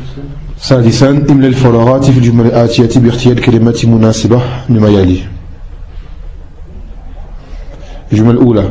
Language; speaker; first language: Arabic; non-native, fluent; French